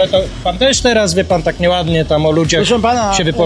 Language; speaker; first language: Polish; native; Polish